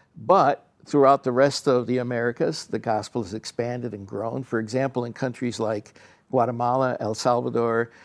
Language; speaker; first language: English; early bilingual, other home language; Spanish